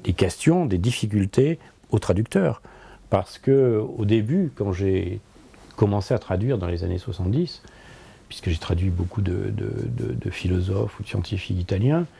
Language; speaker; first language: French; native; French